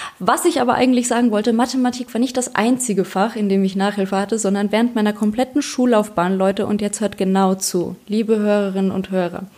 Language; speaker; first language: German; early bilingual, other home language; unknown